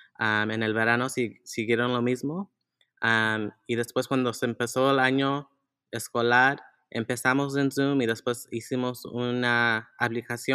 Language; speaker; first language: Spanish; early bilingual, heritage; Spanish